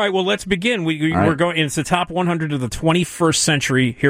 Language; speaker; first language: English; native; English